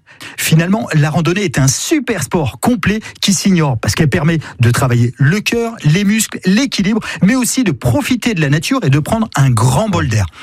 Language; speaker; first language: French; native; French